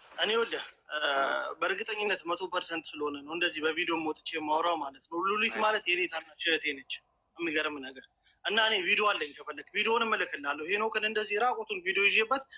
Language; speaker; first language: Amharic; native; Amharic